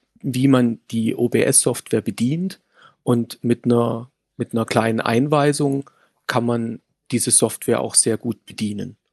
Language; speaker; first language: German; native; German